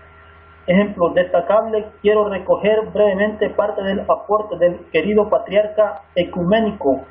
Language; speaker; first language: Spanish; native; Spanish